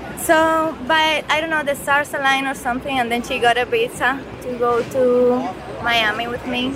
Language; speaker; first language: English; non-native, fluent; Spanish